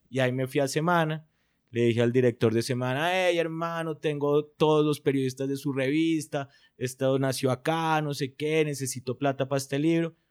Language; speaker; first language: Spanish; native; Spanish